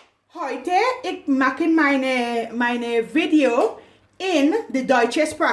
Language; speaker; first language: German; non-native, learner; English